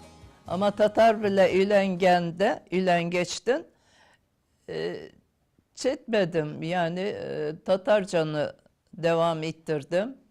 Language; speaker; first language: Turkish; non-native, local second language; Tatar